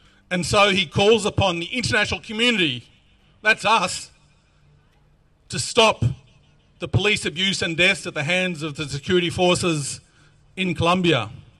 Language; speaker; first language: English; native; English